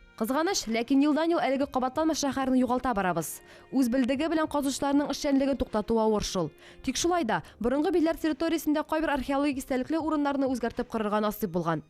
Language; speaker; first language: Tatar; native; Tatar